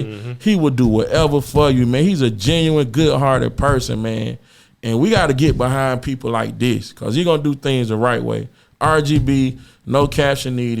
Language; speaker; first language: English; native; English